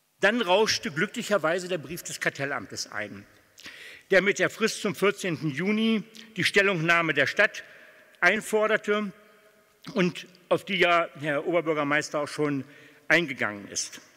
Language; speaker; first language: German; native; German